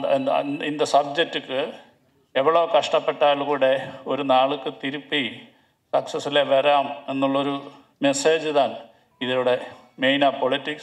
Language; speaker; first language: Tamil; non-native, learner; Malayalam